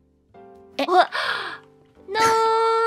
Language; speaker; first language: Japanese; non-native, learner; English